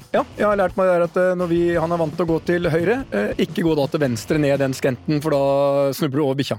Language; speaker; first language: Norwegian; native; Norwegian